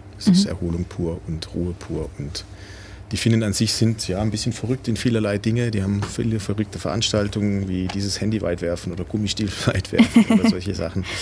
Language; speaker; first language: German; native; German